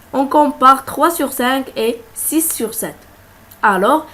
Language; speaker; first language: French; non-native, local second language; Arabic